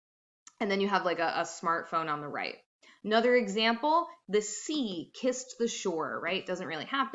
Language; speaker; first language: English; native; English